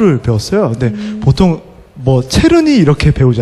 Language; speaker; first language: Korean; native; Korean